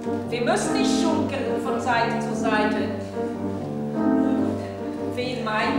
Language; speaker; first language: German; non-native, fluent; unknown